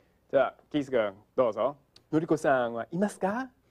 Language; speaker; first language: Japanese; non-native, fluent; English